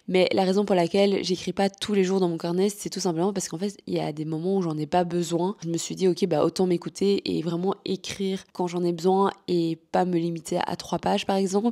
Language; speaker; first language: French; native; French